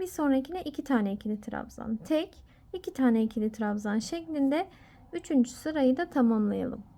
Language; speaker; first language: Turkish; native; Turkish